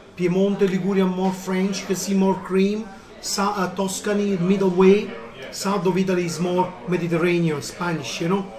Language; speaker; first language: English; non-native, learner; Italian